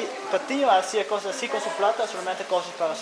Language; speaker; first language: Spanish; non-native, learner; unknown